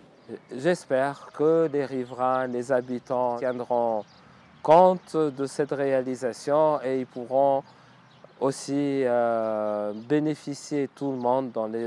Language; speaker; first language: French; non-native, local second language; Arabic